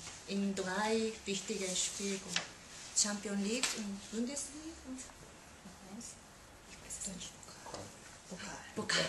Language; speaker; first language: German; non-native, fluent; Japanese